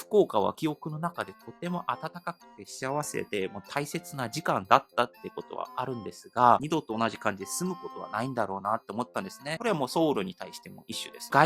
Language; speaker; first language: Japanese; non-native, fluent; Korean